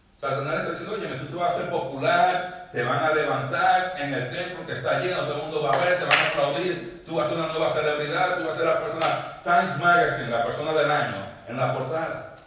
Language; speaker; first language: Spanish; native; Spanish